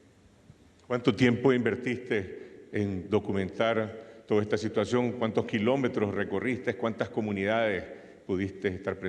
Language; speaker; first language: Spanish; native; Spanish